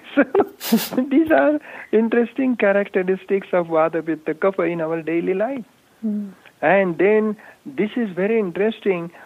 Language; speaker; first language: English; non-native, local second language; Marathi